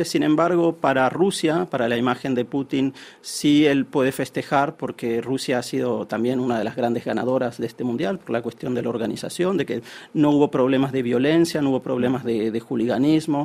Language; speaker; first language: Spanish; native; Spanish